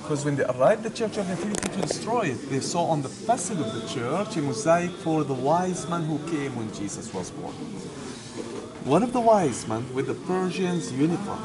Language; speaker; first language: English; non-native, fluent; Arabic